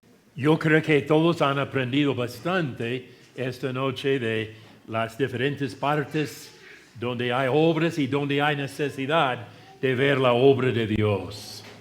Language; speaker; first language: Spanish; non-native, fluent; English